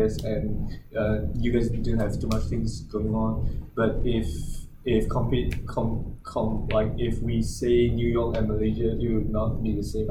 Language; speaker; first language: English; non-native, local second language; Chinese